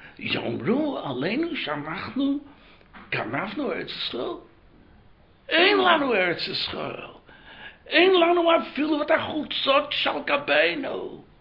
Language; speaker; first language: Hebrew; non-native, fluent; English